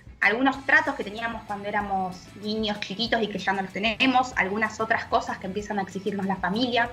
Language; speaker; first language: Spanish; native; Spanish